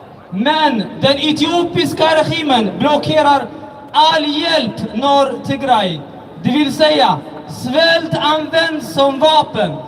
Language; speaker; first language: Swedish; early bilingual, other home language; Tigrinya